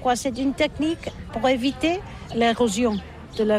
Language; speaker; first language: French; non-native, learner; Catalan